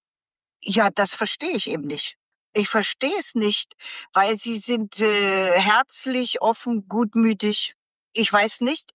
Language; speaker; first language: German; native; German